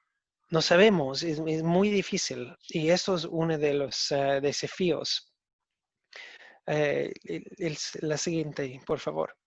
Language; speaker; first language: Spanish; non-native, learner; English